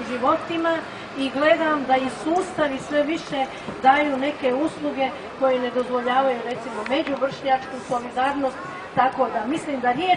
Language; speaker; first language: Croatian; native; Croatian